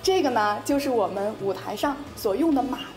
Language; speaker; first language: Chinese; native; Chinese